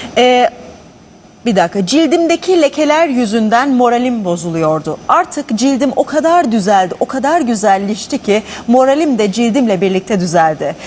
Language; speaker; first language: Turkish; native; Turkish